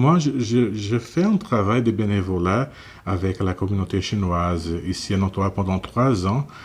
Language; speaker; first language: French; non-native, fluent; Portuguese